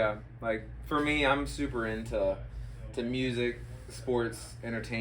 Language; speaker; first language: English; native; English